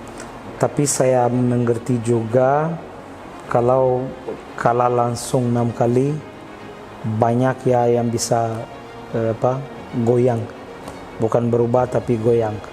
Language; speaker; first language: Indonesian; non-native, fluent; Portuguese